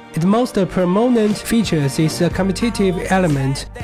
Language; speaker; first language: English; non-native, fluent; Chinese